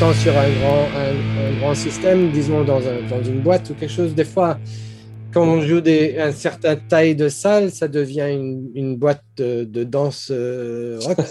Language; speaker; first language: French; non-native, fluent; English